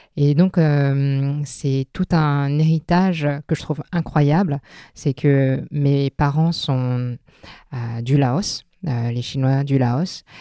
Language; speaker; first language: French; non-native, local second language; Min Nan Chinese